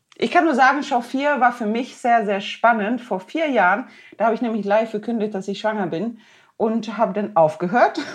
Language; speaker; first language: German; non-native, fluent; Swedish